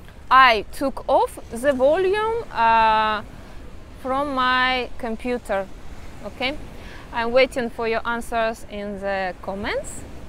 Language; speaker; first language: English; non-native, fluent; Russian